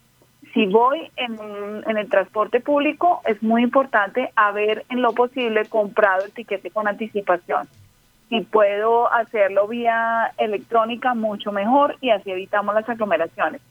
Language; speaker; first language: Spanish; native; Spanish